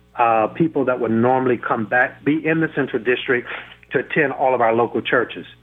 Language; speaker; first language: English; native; English